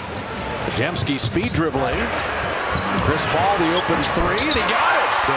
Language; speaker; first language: English; native; English